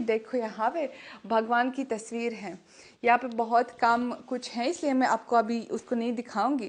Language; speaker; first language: Hindi; non-native, fluent; Russian